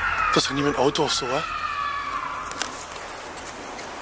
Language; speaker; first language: Dutch; native; Dutch